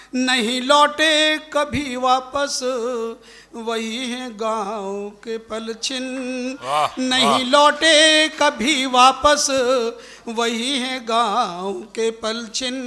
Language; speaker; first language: Hindi; native; Hindi